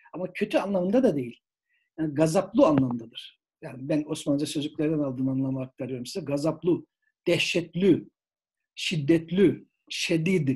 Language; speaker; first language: Turkish; native; Turkish